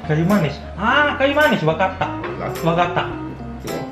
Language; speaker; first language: Japanese; non-native, fluent; Indonesian